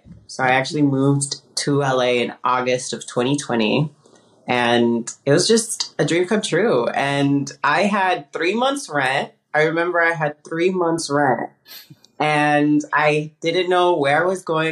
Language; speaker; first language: English; early bilingual, other home language; Spanish